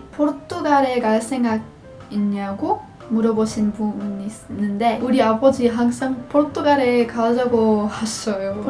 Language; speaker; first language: Korean; non-native, fluent; Portuguese